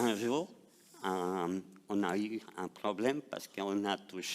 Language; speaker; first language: French; non-native, fluent; Spanish